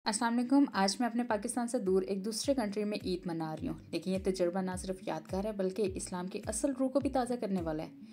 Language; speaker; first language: Urdu; native; Urdu